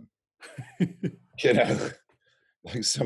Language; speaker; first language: English; native; English